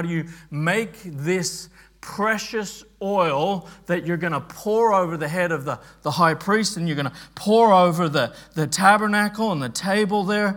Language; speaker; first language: English; native; English